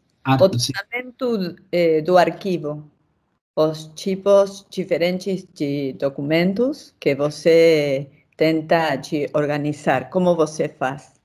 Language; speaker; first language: Portuguese; non-native, fluent; Spanish